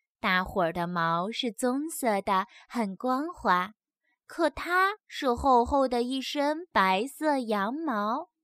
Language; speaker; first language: Chinese; native; Chinese